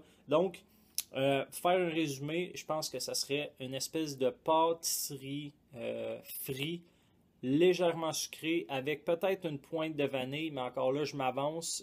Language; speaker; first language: French; native; French